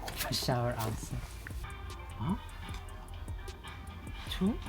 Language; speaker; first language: English; non-native, learner; Korean